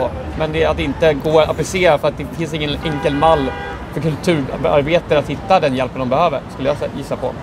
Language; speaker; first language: Swedish; native; Swedish